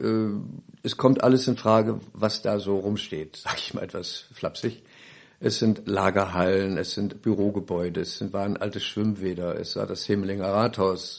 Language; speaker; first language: German; native; German